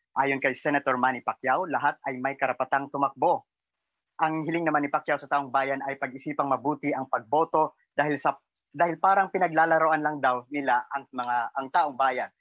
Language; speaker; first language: Filipino; non-native, local second language; Cebuano